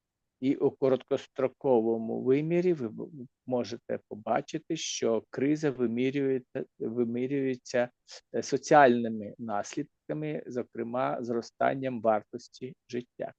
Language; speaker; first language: Ukrainian; native; Ukrainian